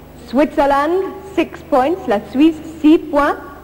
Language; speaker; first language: English; native; English